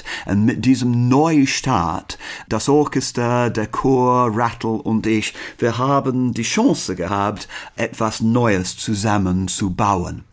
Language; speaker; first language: German; non-native, learner; English